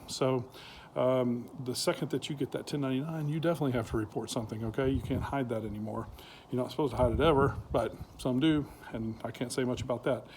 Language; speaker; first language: English; native; English